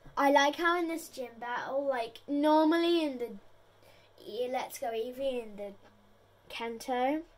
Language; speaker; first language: English; native; English